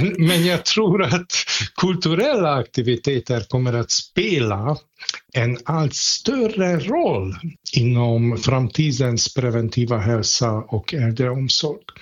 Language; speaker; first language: Swedish; non-native, fluent; Hungarian